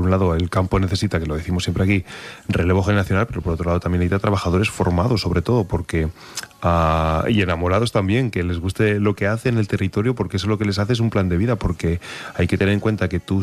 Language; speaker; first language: Spanish; native; Spanish